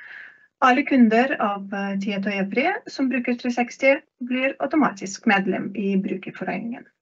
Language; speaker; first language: Norwegian; non-native, fluent; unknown